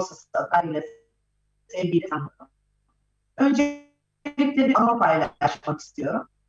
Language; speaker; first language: Turkish; native; Turkish